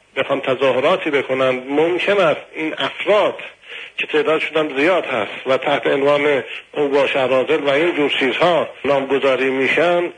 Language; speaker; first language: Persian; native; Persian